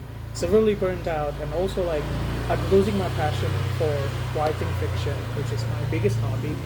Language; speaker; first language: English; non-native, fluent; Indonesian